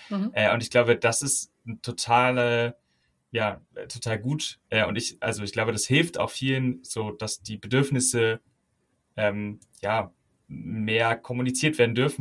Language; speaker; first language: German; native; German